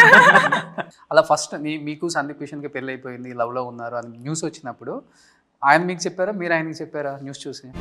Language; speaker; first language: Telugu; native; Telugu